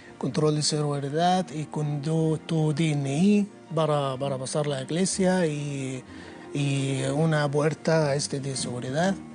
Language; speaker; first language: Spanish; non-native, learner; Arabic